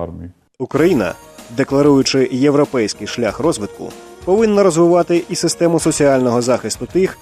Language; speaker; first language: Ukrainian; native; Ukrainian